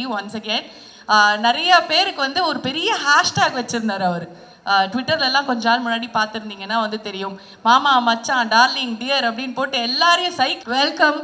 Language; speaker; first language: Tamil; native; Tamil